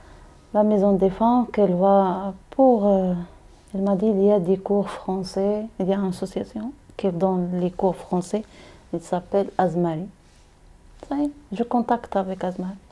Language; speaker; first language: French; non-native, learner; Arabic